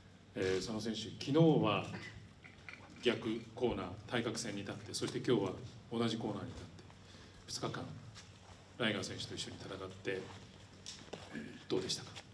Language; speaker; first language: Japanese; native; Japanese